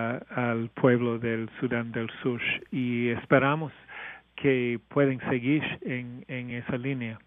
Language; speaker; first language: Spanish; non-native, fluent; English